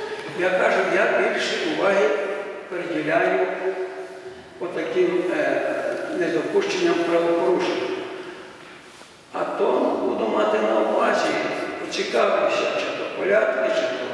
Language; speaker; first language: Ukrainian; native; Ukrainian